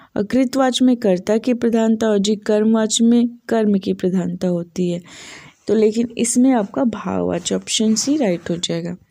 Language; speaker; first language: Hindi; native; Hindi